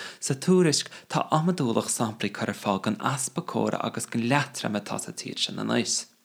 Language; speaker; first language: Irish; non-native, fluent; English